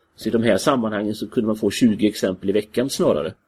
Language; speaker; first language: Swedish; native; Swedish